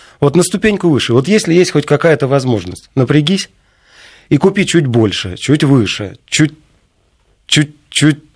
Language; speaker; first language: Russian; native; Russian